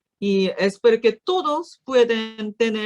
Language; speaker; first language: Spanish; non-native, learner; Korean